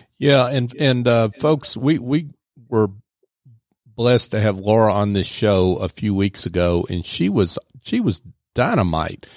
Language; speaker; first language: English; native; English